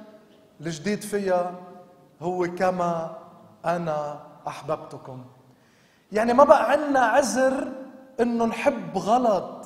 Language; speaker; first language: Arabic; native; Arabic